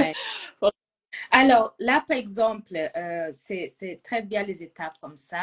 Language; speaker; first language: French; non-native, fluent; Gusii